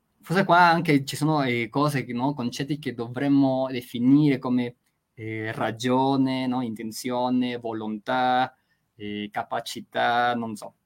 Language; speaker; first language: Italian; non-native, fluent; Spanish